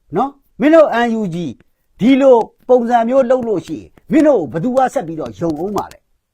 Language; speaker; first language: Burmese; non-native, local second language; Kachin